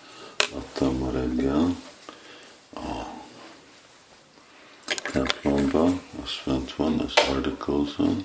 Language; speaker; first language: Hungarian; non-native, fluent; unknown